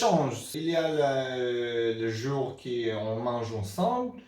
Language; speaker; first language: French; non-native, learner; Hebrew